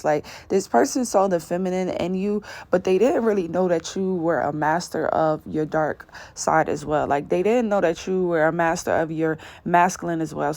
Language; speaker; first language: English; native; English